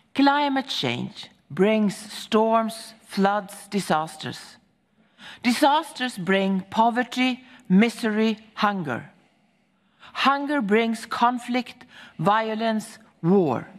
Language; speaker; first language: English; non-native, fluent; Swedish